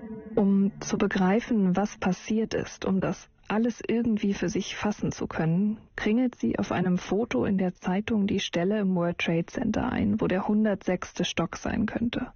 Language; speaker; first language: German; native; German